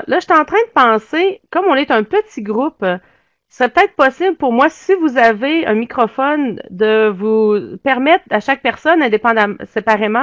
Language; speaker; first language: French; native; French